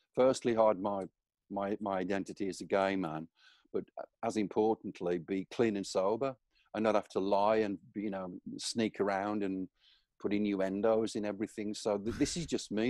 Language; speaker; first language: English; native; English